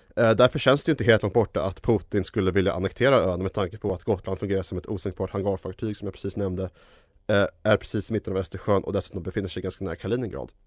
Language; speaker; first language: Swedish; native; Swedish